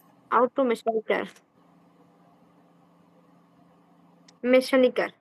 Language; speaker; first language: German; non-native, learner; Bangla